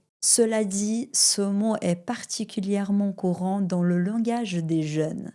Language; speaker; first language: French; non-native, fluent; Portuguese